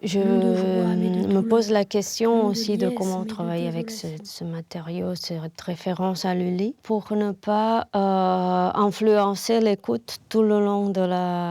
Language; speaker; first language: French; non-native, fluent; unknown